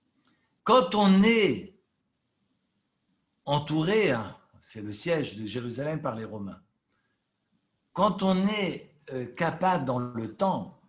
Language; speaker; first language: French; native; French